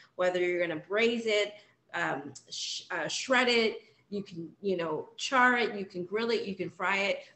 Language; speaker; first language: English; native; English